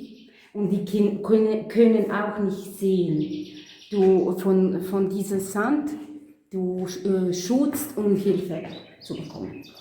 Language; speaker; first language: German; non-native, learner; Macedonian